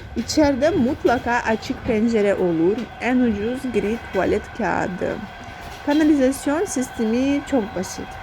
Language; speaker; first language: Turkish; non-native, fluent; Russian